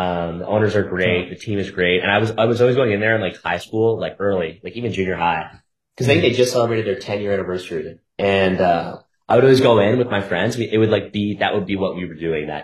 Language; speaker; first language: English; native; English